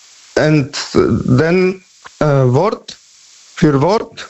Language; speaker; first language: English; non-native, learner; Polish